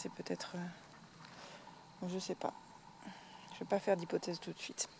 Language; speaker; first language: French; native; French